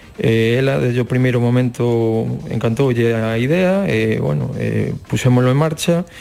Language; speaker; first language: Galician; non-native, local second language; Spanish